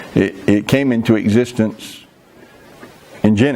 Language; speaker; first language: English; native; English